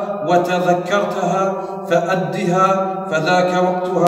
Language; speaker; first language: Arabic; native; Arabic